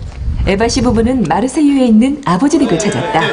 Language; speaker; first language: Korean; native; Korean